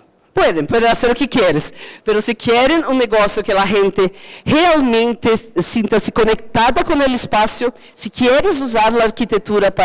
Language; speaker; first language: Spanish; non-native, fluent; Portuguese